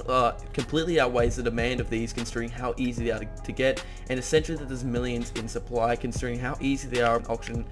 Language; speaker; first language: English; native; English